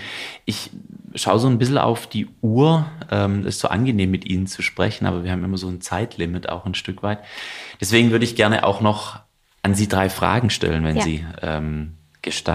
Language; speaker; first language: German; native; German